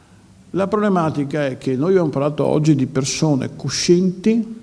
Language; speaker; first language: Italian; native; Italian